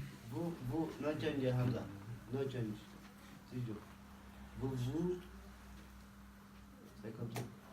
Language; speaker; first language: French; non-native, learner; Arabic